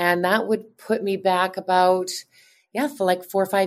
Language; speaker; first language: English; native; English